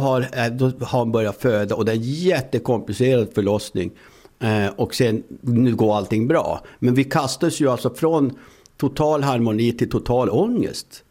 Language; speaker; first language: Swedish; native; Swedish